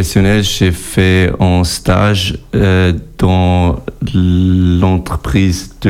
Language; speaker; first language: French; non-native, learner; German